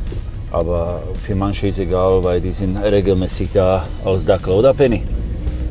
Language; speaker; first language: German; non-native, fluent; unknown